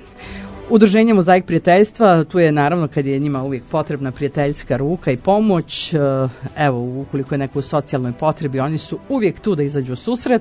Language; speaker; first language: Croatian; native; Croatian